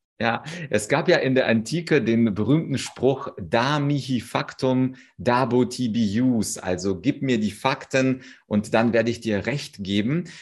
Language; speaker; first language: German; early bilingual, other home language; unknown